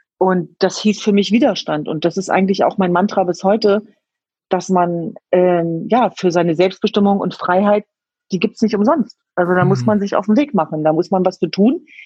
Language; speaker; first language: German; early bilingual, other home language; Kurdish